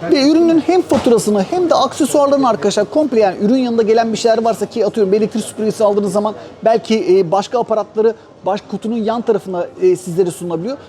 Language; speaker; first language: Turkish; native; Turkish